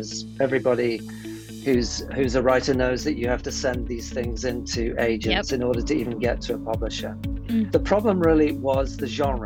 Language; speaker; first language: English; native; English